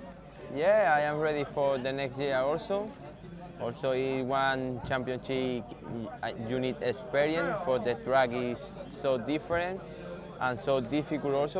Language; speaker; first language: English; non-native, learner; Spanish